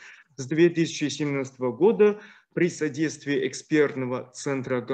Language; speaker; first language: Russian; non-native, fluent; Chinese